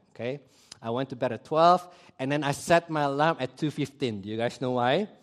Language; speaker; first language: English; early bilingual, other home language; Indonesian